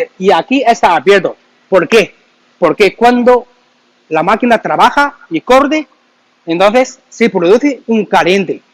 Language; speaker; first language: Spanish; non-native, learner; Chinese